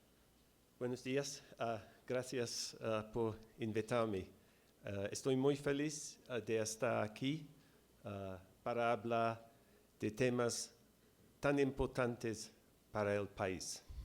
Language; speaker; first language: Spanish; non-native, fluent; English